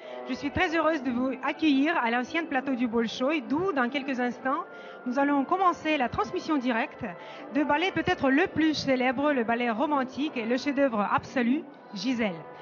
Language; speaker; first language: French; non-native, fluent; Russian